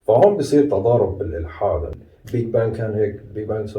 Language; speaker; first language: Arabic; native; Arabic